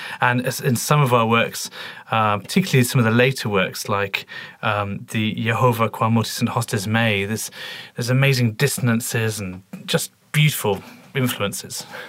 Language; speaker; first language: English; native; English